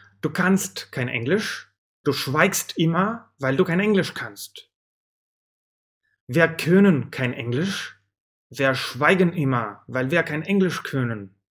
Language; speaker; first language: German; non-native, fluent; Russian